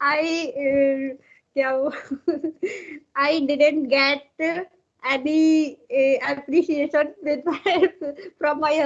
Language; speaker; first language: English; non-native, learner; Hindi